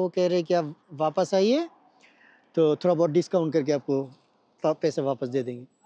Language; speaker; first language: Hindi; non-native, fluent; Bangla